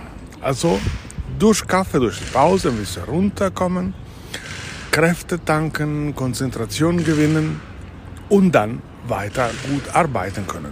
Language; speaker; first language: German; non-native, fluent; Italian